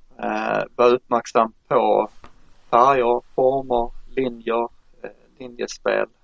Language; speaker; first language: Swedish; native; Swedish